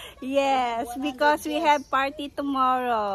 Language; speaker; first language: English; non-native, local second language; Filipino